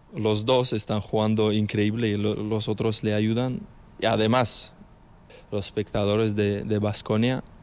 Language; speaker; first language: Spanish; non-native, fluent; Ukrainian